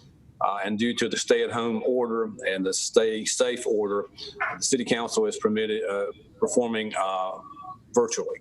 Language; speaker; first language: English; native; English